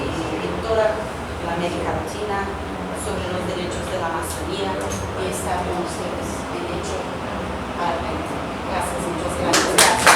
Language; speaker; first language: Spanish; non-native, fluent; Portuguese